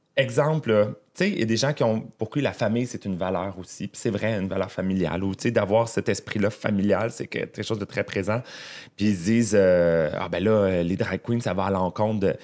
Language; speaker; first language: French; native; French